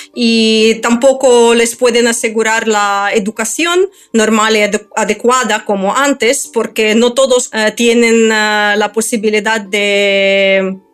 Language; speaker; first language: Spanish; non-native, fluent; Ukrainian